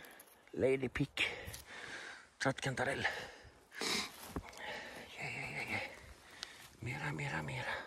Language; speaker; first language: English; non-native, learner; Swedish